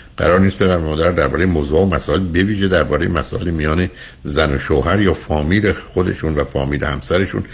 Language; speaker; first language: Persian; native; Persian